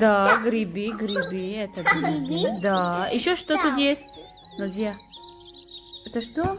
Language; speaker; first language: Russian; non-native, local second language; Tajik